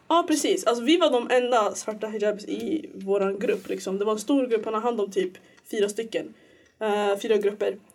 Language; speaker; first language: Swedish; early bilingual, other home language; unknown